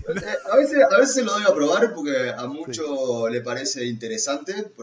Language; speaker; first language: Spanish; native; Spanish